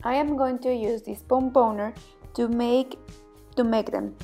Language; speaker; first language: English; non-native, fluent; Spanish